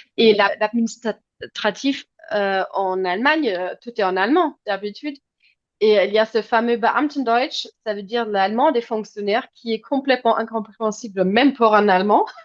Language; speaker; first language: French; non-native, fluent; German